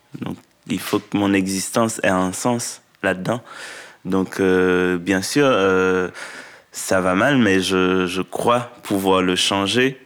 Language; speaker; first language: French; non-native, local second language; Haitian Creole